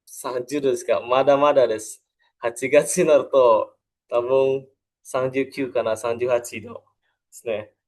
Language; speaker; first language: Japanese; non-native, fluent; Indonesian